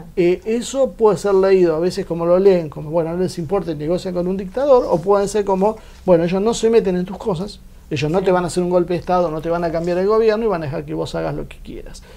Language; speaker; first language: Spanish; native; Spanish